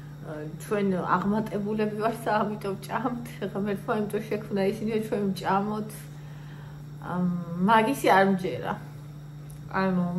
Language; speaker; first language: Georgian; native; Georgian